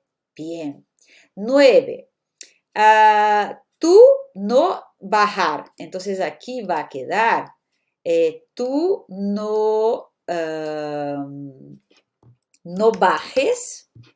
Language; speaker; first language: Spanish; non-native, fluent; Portuguese